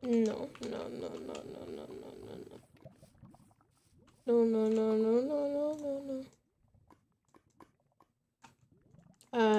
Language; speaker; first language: Spanish; non-native, learner; English